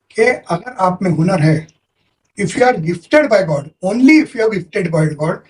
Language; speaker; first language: Hindi; non-native, local second language; Marathi